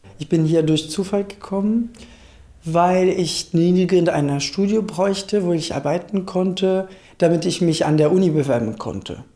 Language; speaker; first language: German; non-native, fluent; Italian